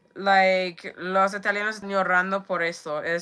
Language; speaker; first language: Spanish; non-native, learner; English